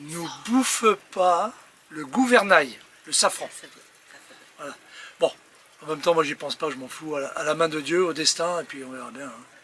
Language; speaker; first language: French; native; French